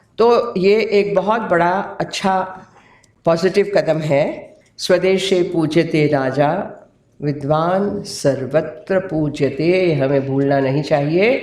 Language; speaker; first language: Hindi; non-native, local second language; Gujarati